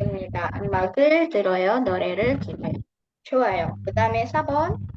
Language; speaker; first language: Korean; non-native, fluent; Indonesian